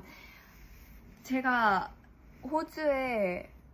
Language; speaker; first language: Korean; early bilingual, heritage; English